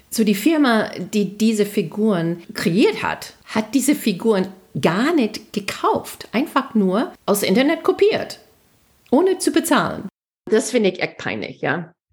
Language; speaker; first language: German; non-native, fluent; English